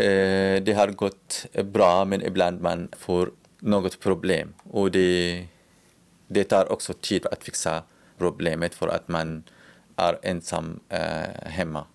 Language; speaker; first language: Swedish; non-native, learner; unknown